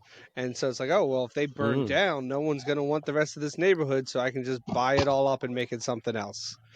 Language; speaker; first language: English; native; English